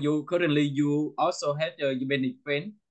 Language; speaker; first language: English; non-native, learner; Vietnamese